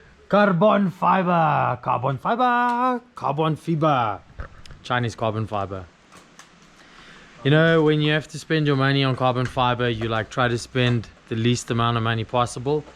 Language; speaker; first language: English; native; English